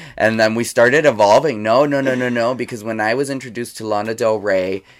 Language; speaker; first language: English; early bilingual, other home language; Spanish